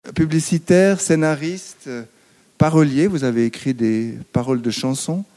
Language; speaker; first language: French; native; French